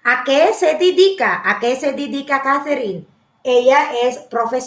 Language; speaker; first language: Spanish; non-native, learner; Filipino